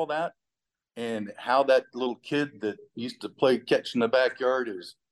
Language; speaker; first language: English; native; English